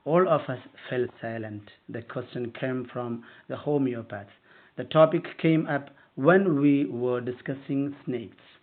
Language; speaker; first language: English; non-native, local second language; Malayalam